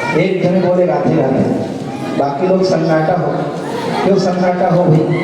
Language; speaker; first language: Hindi; non-native, local second language; Chhattisgarhi